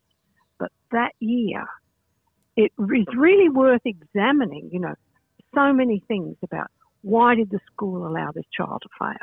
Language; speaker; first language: English; native; English